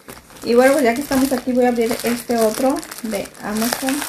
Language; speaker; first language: Spanish; native; Spanish